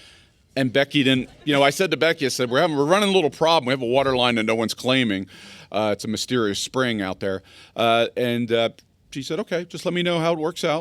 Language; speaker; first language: English; native; English